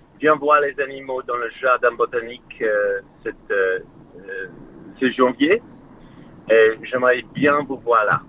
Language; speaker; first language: French; non-native, learner; English